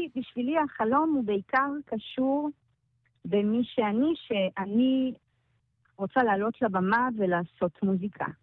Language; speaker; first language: Hebrew; non-native, fluent; French